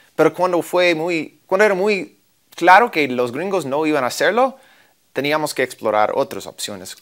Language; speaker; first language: Spanish; non-native, fluent; English